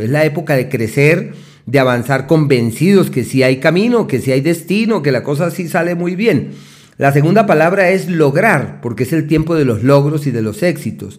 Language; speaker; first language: Spanish; native; Spanish